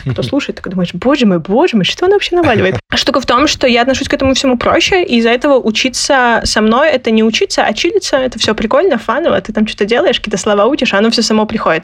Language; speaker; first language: Russian; native; Russian